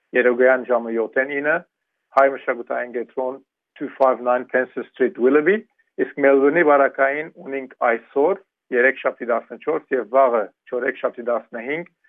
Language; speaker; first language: Armenian; early bilingual, heritage; Armenian